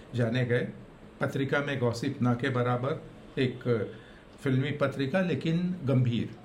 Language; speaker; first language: Hindi; native; Hindi